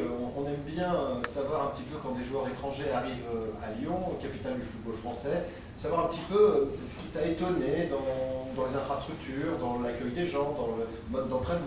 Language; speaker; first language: French; native; French